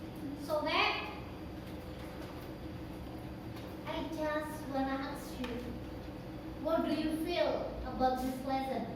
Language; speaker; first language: English; non-native, learner; Indonesian